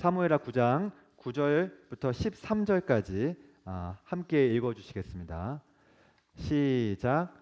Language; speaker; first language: Korean; native; Korean